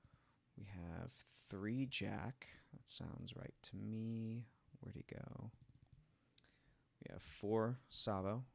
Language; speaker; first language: English; native; English